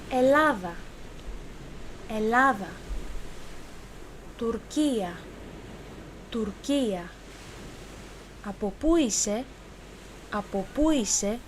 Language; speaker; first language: Greek; non-native, fluent; Turkish